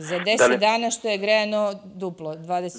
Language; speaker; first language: Serbian; native; Serbian